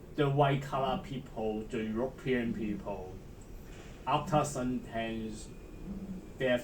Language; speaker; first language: English; non-native, learner; Chinese